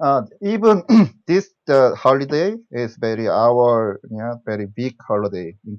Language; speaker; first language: English; non-native, learner; Korean